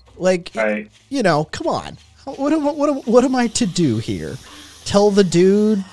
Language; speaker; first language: English; native; English